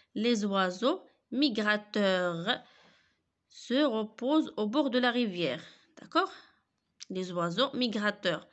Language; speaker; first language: French; non-native, local second language; Arabic